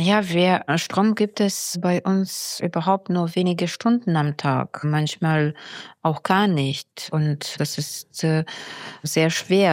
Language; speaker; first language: German; non-native, fluent; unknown